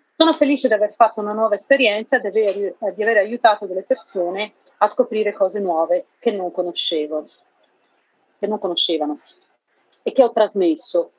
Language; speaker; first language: Italian; native; Italian